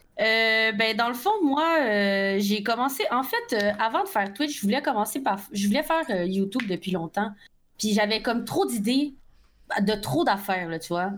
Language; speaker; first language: French; native; French